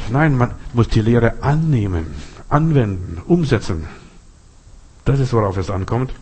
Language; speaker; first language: German; non-native, fluent; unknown